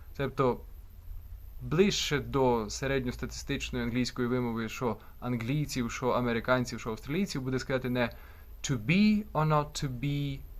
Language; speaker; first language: Ukrainian; native; Ukrainian